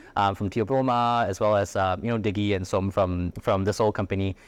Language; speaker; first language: English; native; English